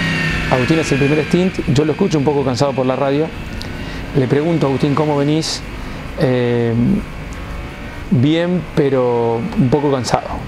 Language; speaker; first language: Spanish; native; Spanish